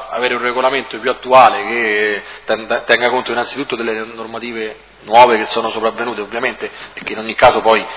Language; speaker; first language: Italian; native; Italian